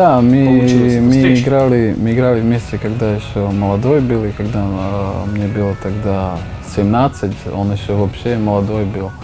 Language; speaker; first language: Russian; non-native, learner; Slovak